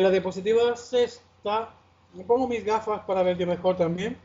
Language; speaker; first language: Spanish; native; Spanish